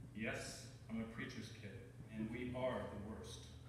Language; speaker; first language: English; native; English